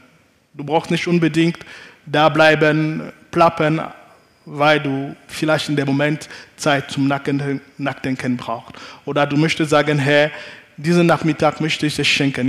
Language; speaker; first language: German; non-native, fluent; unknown